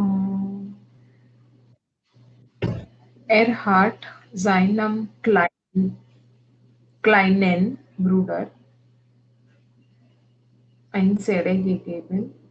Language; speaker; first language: German; non-native, learner; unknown